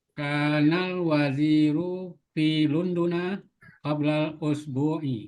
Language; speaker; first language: Arabic; non-native, learner; Indonesian